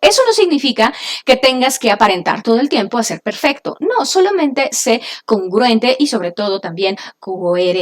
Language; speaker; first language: Spanish; native; Spanish